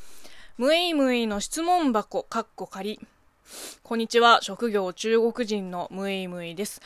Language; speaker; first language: Japanese; non-native, fluent; Chinese